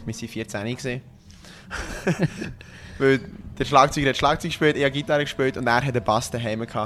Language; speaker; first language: German; native; German